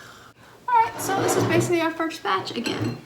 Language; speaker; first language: English; native; English